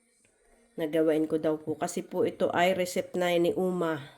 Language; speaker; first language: Filipino; native; Filipino